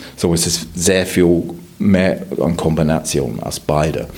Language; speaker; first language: German; non-native, fluent; English